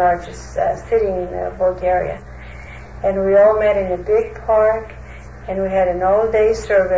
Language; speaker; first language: English; non-native, fluent; Greek